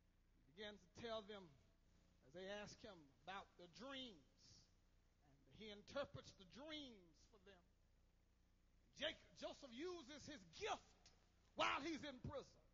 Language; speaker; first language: English; native; English